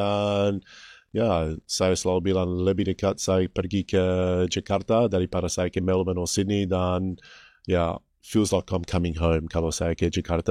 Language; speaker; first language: Indonesian; non-native, fluent; English